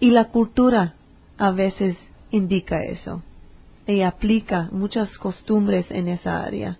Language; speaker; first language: Spanish; early bilingual, heritage; English